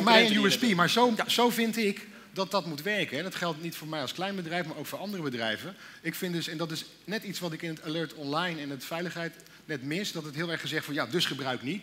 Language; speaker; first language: Dutch; native; Dutch